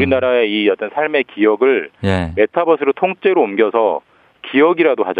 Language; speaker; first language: Korean; native; Korean